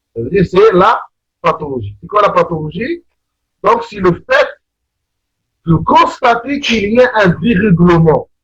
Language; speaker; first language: French; non-native, local second language; Arabic